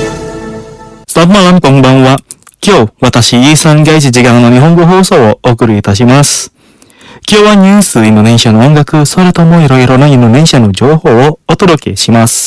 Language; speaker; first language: Japanese; non-native, fluent; Indonesian